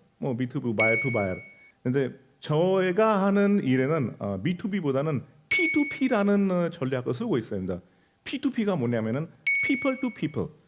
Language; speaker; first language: Korean; non-native, fluent; Hindi